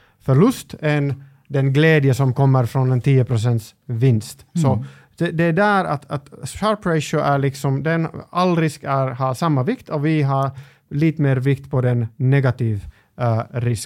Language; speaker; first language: Swedish; non-native, local second language; Finnish